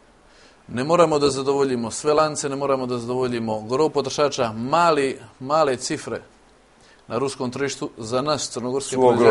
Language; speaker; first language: Serbian; native; Serbian